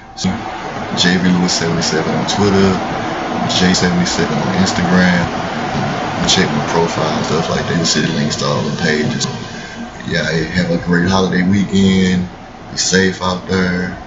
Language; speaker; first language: English; native; English